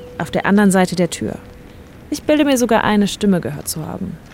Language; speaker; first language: German; native; German